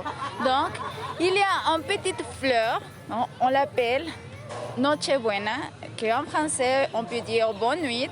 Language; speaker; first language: French; non-native, fluent; Spanish